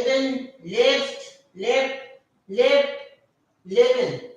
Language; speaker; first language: German; non-native, learner; Hindi